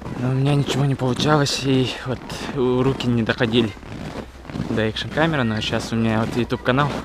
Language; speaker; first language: Russian; non-native, local second language; Yakut